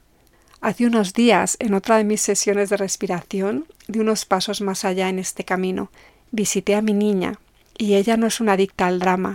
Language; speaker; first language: Spanish; native; Spanish